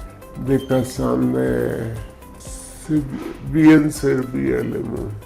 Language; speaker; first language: French; non-native, learner; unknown